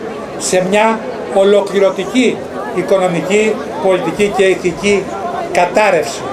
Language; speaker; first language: Greek; native; Greek